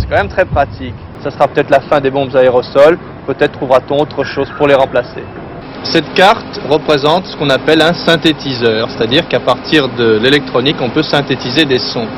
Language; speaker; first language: French; native; French